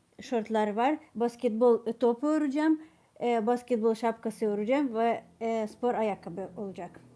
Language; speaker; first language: Turkish; non-native, fluent; Ukrainian